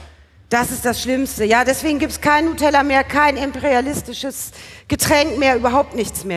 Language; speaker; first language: German; native; German